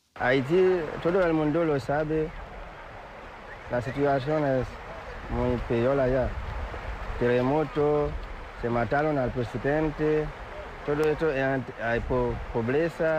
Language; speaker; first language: Spanish; non-native, learner; Haitian Creole